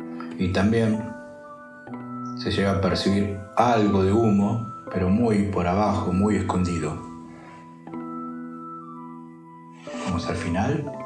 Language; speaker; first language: Spanish; native; Spanish